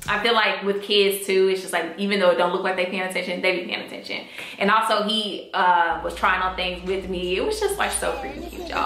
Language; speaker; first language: English; native; English